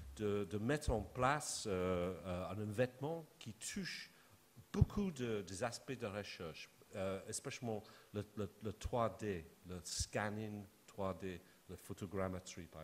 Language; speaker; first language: French; non-native, fluent; English